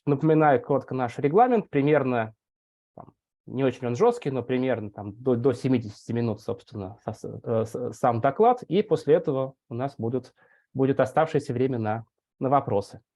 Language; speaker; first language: Russian; native; Russian